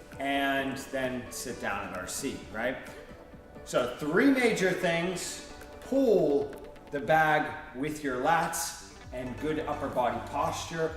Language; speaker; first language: English; native; English